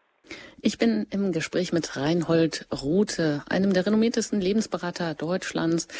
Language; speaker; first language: German; native; German